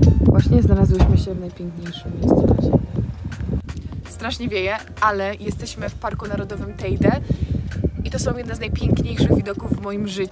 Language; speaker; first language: Polish; native; Polish